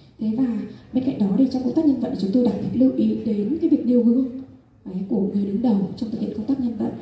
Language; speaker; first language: Vietnamese; non-native, local second language; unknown